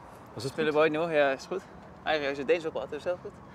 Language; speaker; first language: Dutch; non-native, fluent; Danish